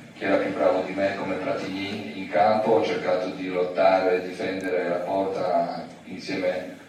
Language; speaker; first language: Italian; non-native, fluent; Polish